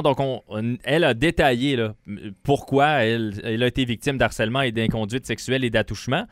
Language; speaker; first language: French; native; French